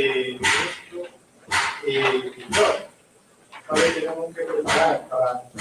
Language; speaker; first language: Spanish; non-native, learner; French